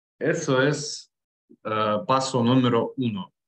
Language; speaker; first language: Spanish; non-native, learner; Russian